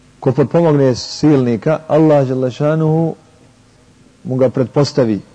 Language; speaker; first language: Bosnian; native; Bosnian